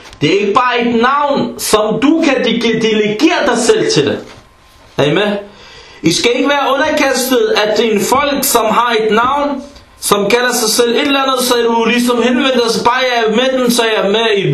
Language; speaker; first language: Danish; early bilingual, other home language; Arabic